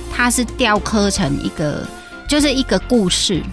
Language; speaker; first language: Chinese; non-native, fluent; Khmer